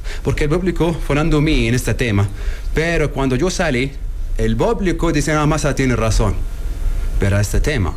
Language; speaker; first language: Spanish; non-native, learner; Arabic